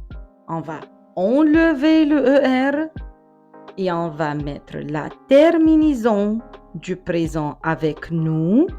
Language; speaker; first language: French; non-native, fluent; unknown